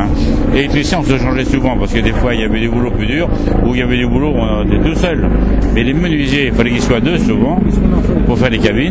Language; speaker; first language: French; native; French